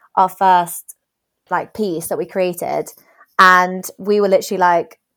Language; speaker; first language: English; native; English